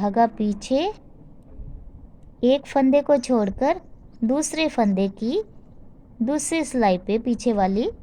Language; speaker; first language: Hindi; non-native, local second language; Punjabi